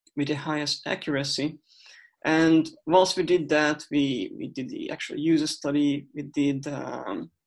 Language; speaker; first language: English; non-native, fluent; Hungarian